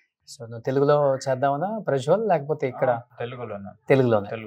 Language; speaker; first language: Telugu; native; Telugu